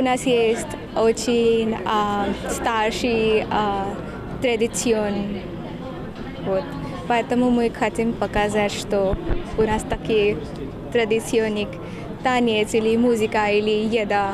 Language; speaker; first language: Russian; non-native, learner; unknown